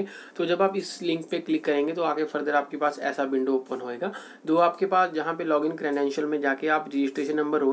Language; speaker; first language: Hindi; native; Hindi